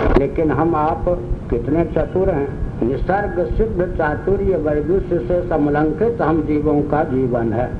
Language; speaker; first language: Hindi; non-native, local second language; Maithili